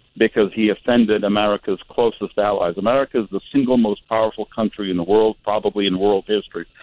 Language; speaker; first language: English; non-native, fluent; Arabic